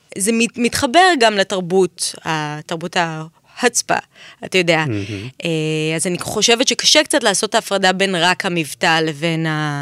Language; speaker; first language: Hebrew; native; Hebrew